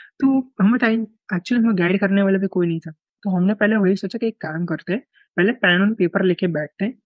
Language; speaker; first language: Hindi; non-native, local second language; Gujarati